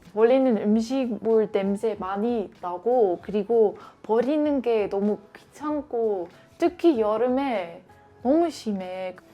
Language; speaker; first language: Korean; non-native, learner; Dutch